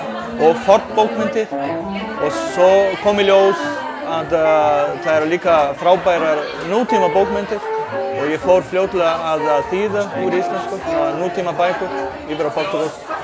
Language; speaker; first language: Icelandic; non-native, fluent; Portuguese